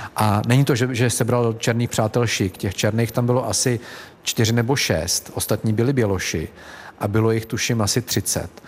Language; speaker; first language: Czech; native; Czech